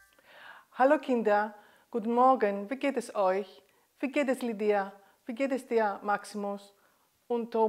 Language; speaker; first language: German; non-native, fluent; Greek